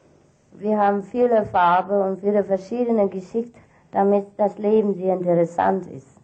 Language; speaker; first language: German; non-native, fluent; Vietnamese